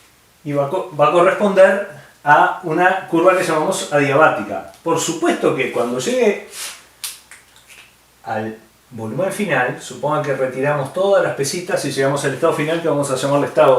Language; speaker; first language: Spanish; native; Spanish